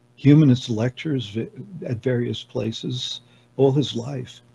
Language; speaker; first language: English; native; English